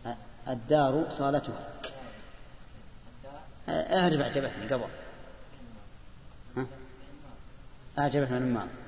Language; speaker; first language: Arabic; native; Arabic